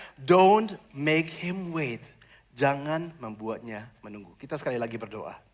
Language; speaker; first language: Indonesian; non-native, fluent; German